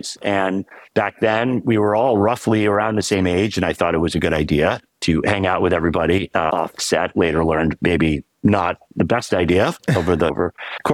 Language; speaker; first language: English; native; English